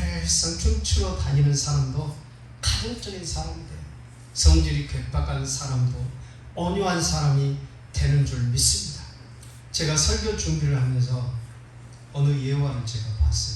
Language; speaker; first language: Korean; native; Korean